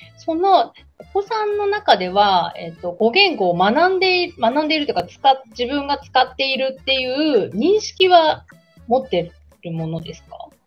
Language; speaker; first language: Japanese; native; Japanese